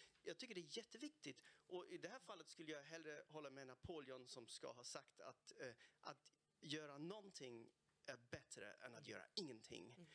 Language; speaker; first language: Swedish; non-native, fluent; German